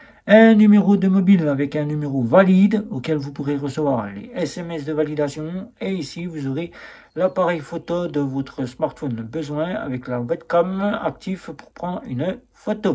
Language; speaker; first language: French; native; French